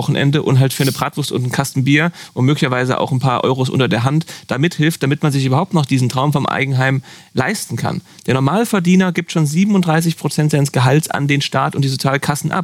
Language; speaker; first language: German; native; German